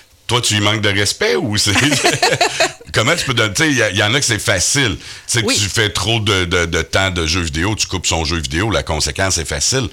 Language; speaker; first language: French; native; French